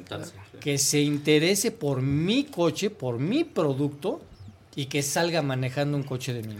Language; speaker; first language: Spanish; native; Spanish